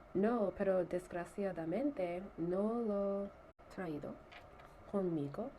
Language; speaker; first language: Spanish; non-native, learner; English